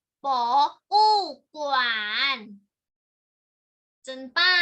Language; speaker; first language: Chinese; non-native, fluent; Thai